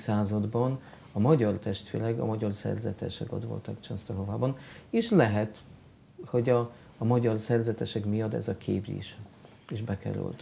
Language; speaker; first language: Hungarian; non-native, fluent; Polish